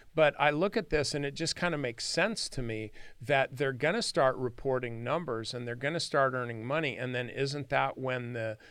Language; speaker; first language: English; native; English